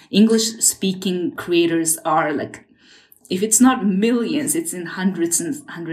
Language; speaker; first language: English; non-native, fluent; Mongolian